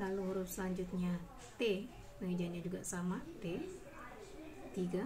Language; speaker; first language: Indonesian; native; Indonesian